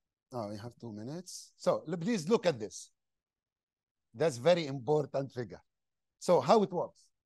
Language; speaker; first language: English; non-native, fluent; Arabic